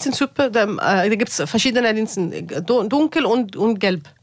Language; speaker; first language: German; non-native, learner; Arabic